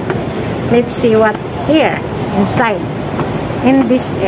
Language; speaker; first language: English; non-native, local second language; Filipino